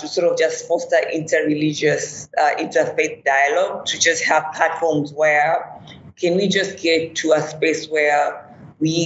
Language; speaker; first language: English; non-native, local second language; Swahili